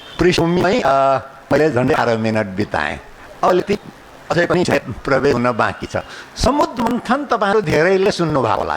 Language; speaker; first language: Nepali; non-native, local second language; Maithili